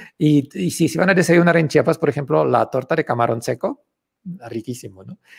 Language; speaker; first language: Spanish; non-native, fluent; Czech